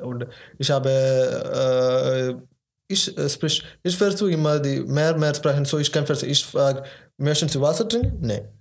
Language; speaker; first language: German; non-native, learner; Malayalam